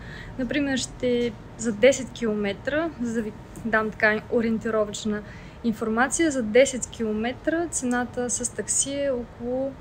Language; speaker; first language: Bulgarian; native; Bulgarian